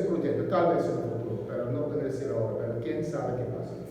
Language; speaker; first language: Spanish; non-native, learner; English